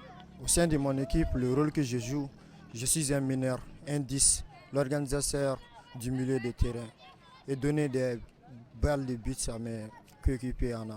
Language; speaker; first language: French; non-native, local second language; Bambara